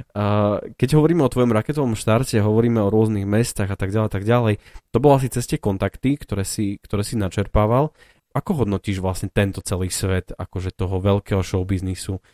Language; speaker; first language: Slovak; native; Slovak